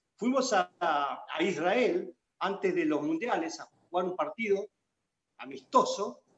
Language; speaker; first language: Spanish; native; Spanish